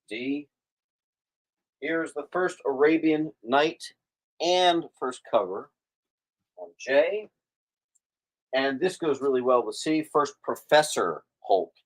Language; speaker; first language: English; native; English